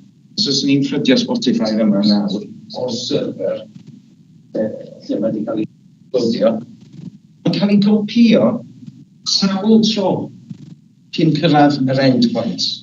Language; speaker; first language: Welsh; native; Welsh